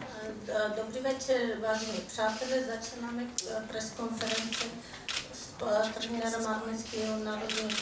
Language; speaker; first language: Czech; non-native, fluent; Armenian